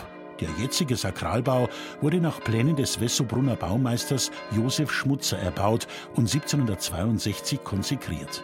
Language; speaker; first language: German; native; German